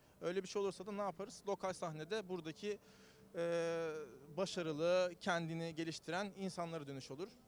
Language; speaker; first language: Turkish; native; Turkish